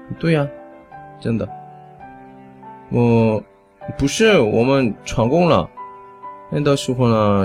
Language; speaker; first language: Chinese; non-native, fluent; Korean